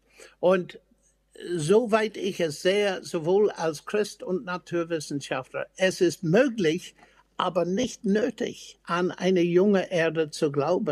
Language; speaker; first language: German; non-native, fluent; English